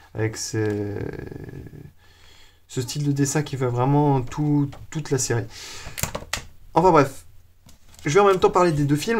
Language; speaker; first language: French; native; French